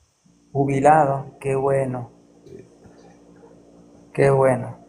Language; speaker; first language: Spanish; native; Spanish